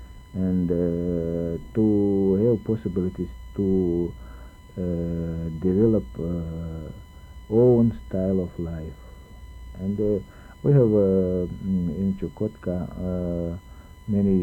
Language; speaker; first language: English; non-native, learner; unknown